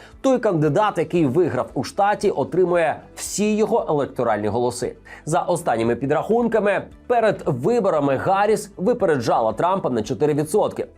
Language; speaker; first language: Ukrainian; native; Ukrainian